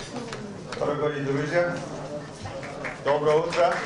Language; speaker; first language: Russian; non-native, learner; Turkish